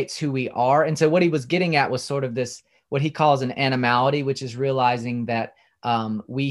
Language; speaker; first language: English; native; English